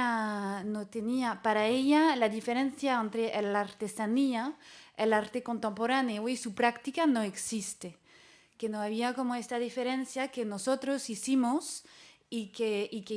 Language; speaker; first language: Spanish; non-native, fluent; French